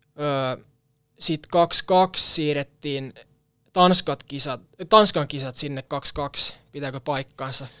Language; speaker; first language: Finnish; non-native, local second language; Swedish